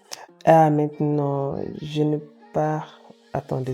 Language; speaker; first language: French; non-native, fluent; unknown